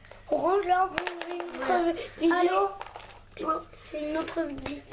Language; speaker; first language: French; native; French